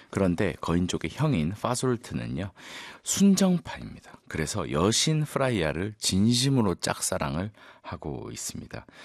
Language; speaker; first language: Korean; native; Korean